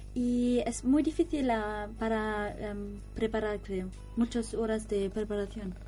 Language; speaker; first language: Spanish; non-native, learner; German